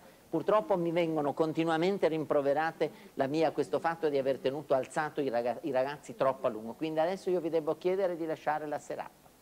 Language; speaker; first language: Italian; native; Italian